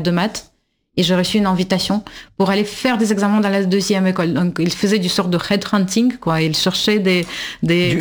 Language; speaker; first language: French; non-native, fluent; Russian